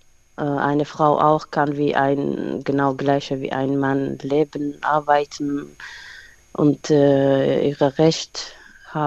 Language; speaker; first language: German; non-native, learner; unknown